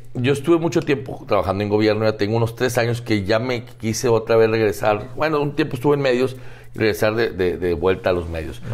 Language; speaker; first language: Spanish; native; Spanish